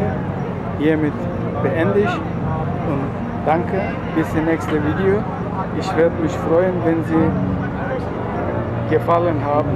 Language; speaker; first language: German; non-native, learner; Turkish